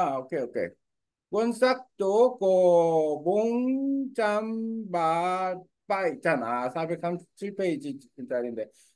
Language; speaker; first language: Vietnamese; non-native, learner; Korean